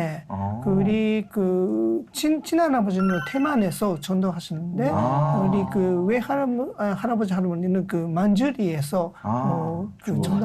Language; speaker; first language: Korean; non-native, learner; Japanese